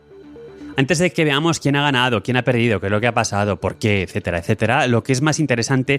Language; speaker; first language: Spanish; native; Spanish